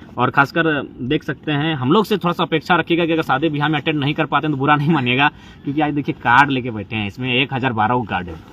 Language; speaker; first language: Hindi; non-native, local second language; Magahi